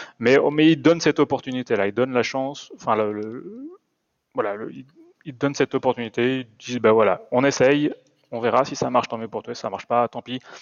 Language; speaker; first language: French; native; French